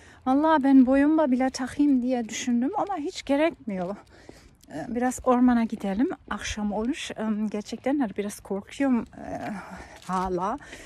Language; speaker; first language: Turkish; non-native, fluent; German